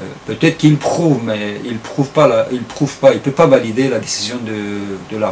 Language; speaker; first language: French; non-native, fluent; Turkish